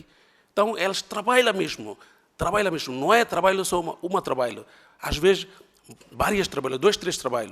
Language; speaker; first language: Portuguese; non-native, learner; Bangla